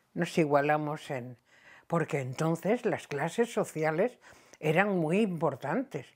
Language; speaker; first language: Spanish; native; Spanish